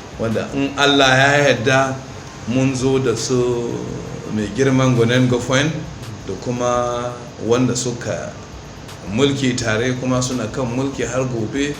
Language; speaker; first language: Hausa; non-native, local second language; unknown